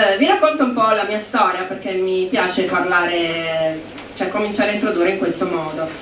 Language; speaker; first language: Italian; native; Italian